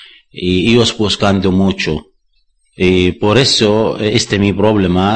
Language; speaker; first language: Spanish; non-native, learner; Arabic